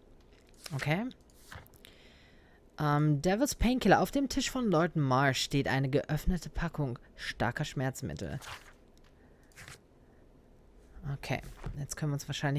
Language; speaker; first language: German; native; German